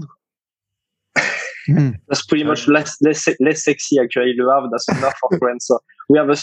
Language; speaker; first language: English; non-native, fluent; French